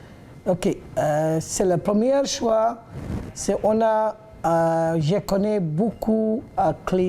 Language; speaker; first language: French; non-native, learner; Bangla